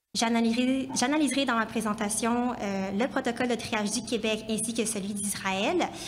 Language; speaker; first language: French; native; French